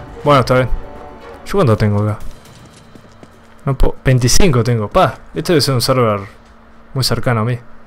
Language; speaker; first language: Spanish; native; Spanish